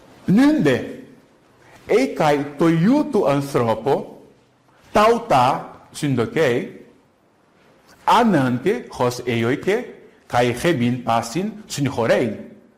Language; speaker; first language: Greek; non-native, fluent; Portuguese